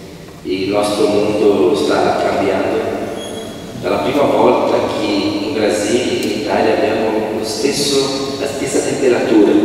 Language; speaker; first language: Italian; non-native, fluent; Portuguese